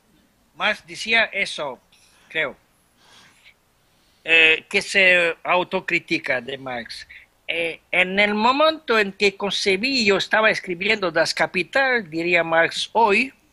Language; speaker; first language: Spanish; non-native, fluent; French